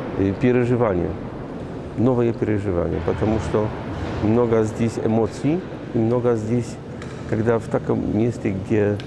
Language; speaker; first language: Polish; non-native, learner; Russian